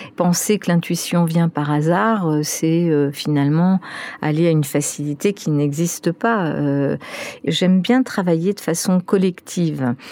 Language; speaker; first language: French; early bilingual, other home language; Spanish